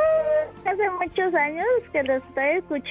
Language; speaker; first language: Spanish; native; Spanish